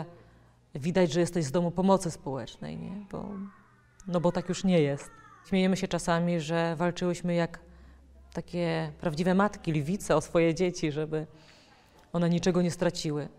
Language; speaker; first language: Polish; native; Polish